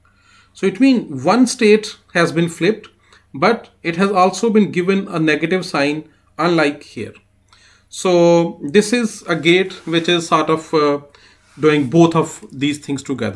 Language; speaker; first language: English; non-native, fluent; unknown